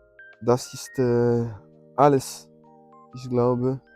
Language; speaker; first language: German; non-native, learner; French